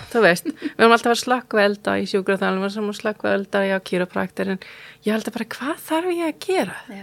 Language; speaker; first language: Icelandic; non-native, fluent; German